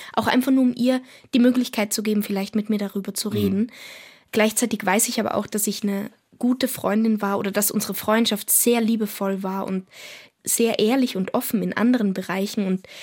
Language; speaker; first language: German; native; German